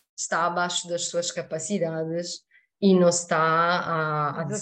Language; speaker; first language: Portuguese; non-native, fluent; Italian